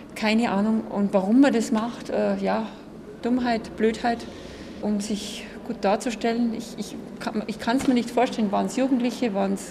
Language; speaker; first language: German; native; German